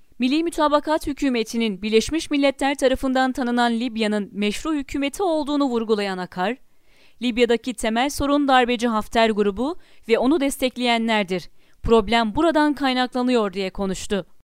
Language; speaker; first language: Turkish; native; Turkish